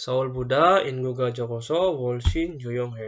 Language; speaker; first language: Korean; non-native, fluent; Indonesian